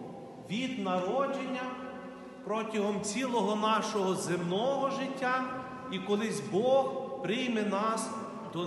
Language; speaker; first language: Ukrainian; native; Ukrainian